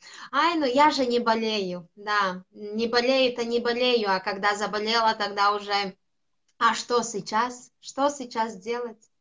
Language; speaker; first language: Russian; non-native, local second language; Latvian